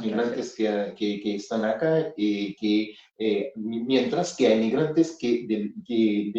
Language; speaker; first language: Spanish; non-native, fluent; Haitian Creole